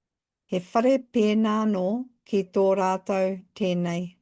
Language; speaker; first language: Māori; non-native, local second language; English